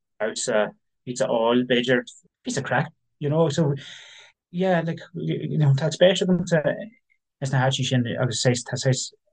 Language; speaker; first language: Irish; non-native, local second language; English